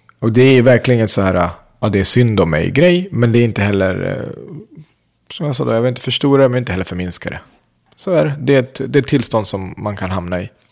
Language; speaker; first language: Swedish; early bilingual, other home language; Central Kurdish